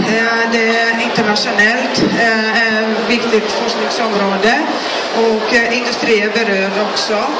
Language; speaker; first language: Swedish; non-native, fluent; Greek